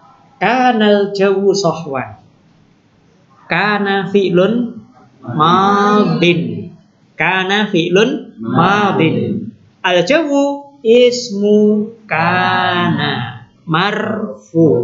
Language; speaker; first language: Arabic; non-native, fluent; Indonesian